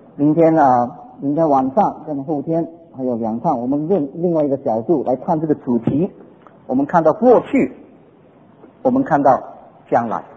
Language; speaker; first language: Chinese; non-native, local second language; Cantonese